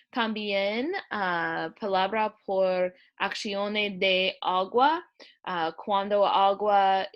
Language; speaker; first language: Spanish; non-native, learner; English